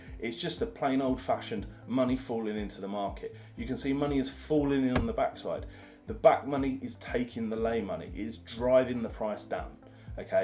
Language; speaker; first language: English; native; English